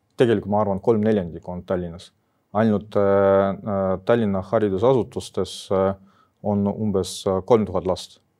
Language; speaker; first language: Estonian; non-native, local second language; Russian